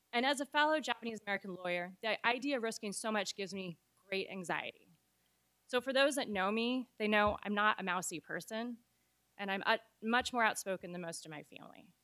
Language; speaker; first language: English; native; English